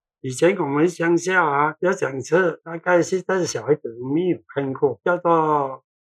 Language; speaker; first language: Chinese; non-native, local second language; Cantonese